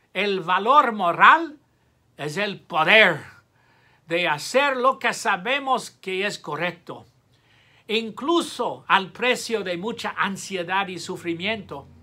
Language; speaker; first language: Spanish; non-native, fluent; English